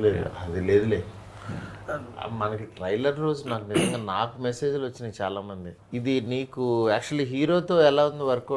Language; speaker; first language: Telugu; native; Telugu